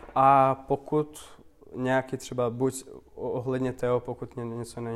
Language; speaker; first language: Czech; non-native, fluent; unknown